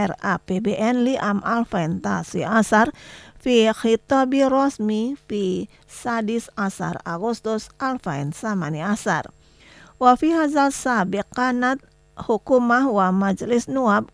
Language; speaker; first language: Arabic; non-native, learner; Indonesian